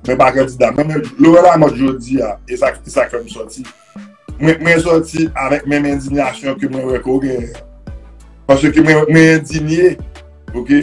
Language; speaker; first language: French; non-native, local second language; Haitian Creole